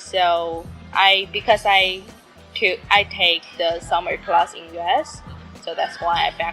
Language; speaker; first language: English; non-native, learner; Chinese